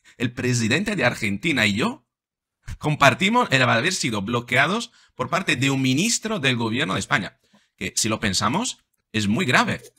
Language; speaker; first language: Spanish; non-native, fluent; Italian